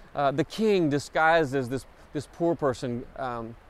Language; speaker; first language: English; native; English